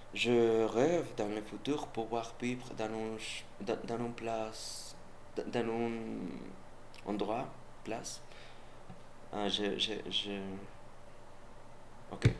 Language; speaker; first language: French; non-native, learner; Spanish